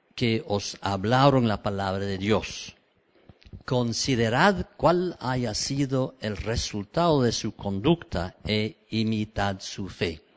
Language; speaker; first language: Spanish; non-native, fluent; English